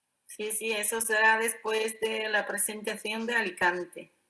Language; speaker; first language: Spanish; non-native, fluent; Bulgarian